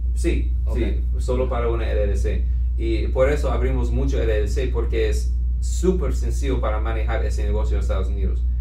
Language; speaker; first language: Spanish; non-native, fluent; English